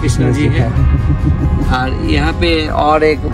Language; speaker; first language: Hindi; non-native, learner; Bangla